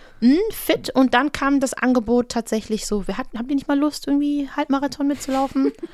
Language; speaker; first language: German; native; German